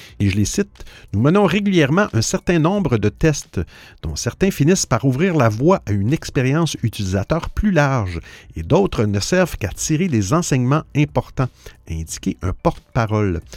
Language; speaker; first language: French; native; French